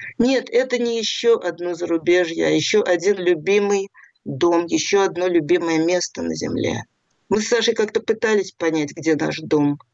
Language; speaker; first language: Russian; native; Russian